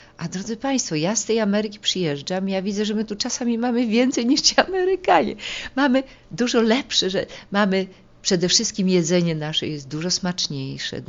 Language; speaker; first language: Polish; native; Polish